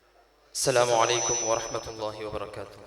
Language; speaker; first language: Arabic; non-native, learner; Urdu